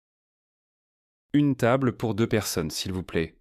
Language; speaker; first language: French; native; French